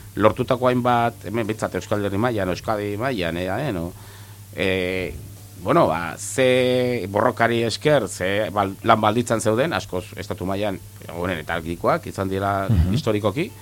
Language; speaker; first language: Basque; non-native, local second language; Spanish